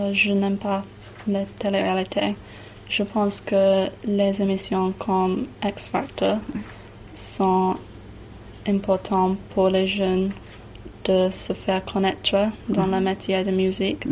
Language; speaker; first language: French; non-native, learner; English